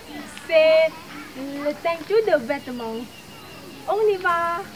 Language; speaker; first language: French; non-native, learner; Thai